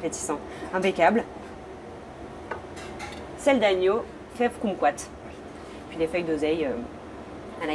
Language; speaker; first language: French; native; French